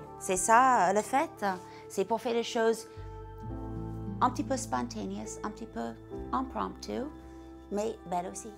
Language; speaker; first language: French; non-native, learner; English